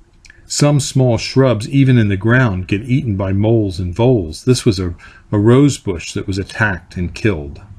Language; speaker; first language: English; native; English